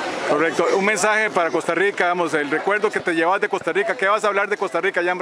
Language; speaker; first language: Spanish; native; Spanish